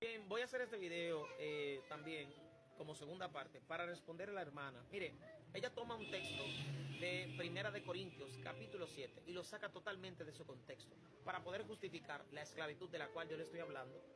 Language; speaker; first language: Spanish; native; Spanish